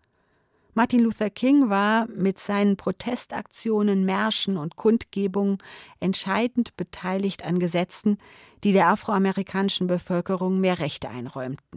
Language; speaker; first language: German; native; German